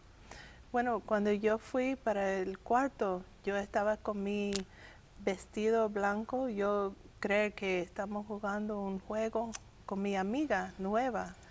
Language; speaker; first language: Spanish; early bilingual, heritage; English